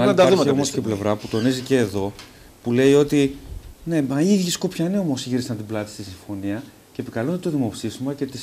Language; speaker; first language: Greek; native; Greek